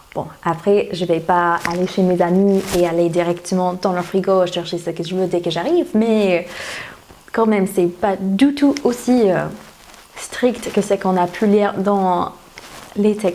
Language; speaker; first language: French; non-native, fluent; English